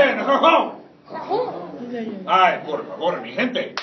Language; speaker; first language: Spanish; non-native, fluent; English